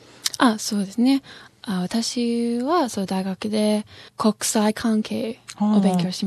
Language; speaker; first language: Japanese; non-native, fluent; English